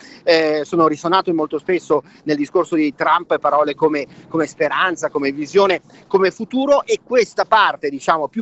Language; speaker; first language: Italian; native; Italian